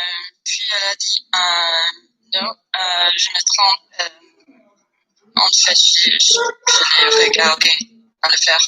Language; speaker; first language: French; non-native, learner; English